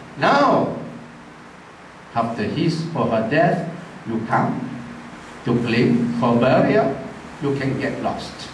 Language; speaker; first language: English; non-native, local second language; Malay